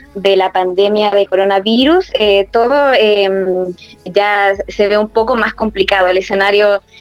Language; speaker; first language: Spanish; native; Spanish